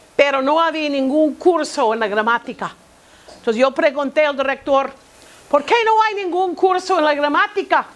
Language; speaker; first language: Spanish; non-native, learner; English